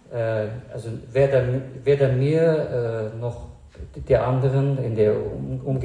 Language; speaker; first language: German; non-native, fluent; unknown